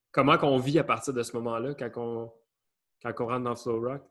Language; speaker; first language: French; native; French